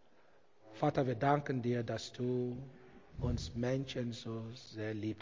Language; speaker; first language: German; non-native, learner; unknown